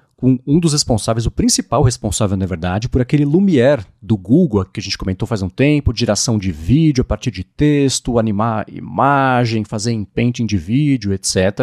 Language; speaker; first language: Portuguese; native; Portuguese